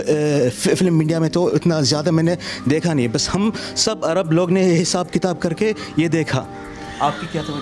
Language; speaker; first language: Hindi; non-native, learner; Arabic